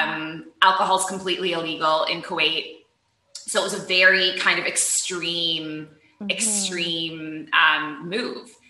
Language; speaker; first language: English; native; English